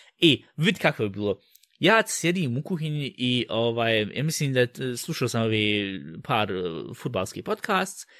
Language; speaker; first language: Bosnian; early bilingual, heritage; Bosnian